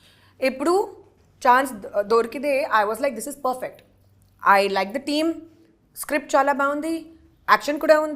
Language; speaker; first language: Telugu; non-native, learner; Hindi